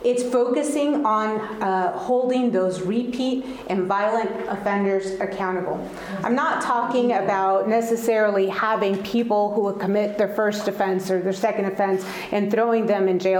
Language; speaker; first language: English; early bilingual, other home language; Spanish